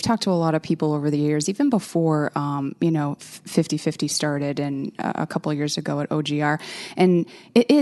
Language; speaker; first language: English; native; English